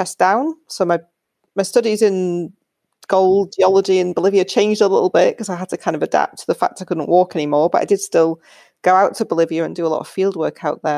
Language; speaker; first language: English; native; English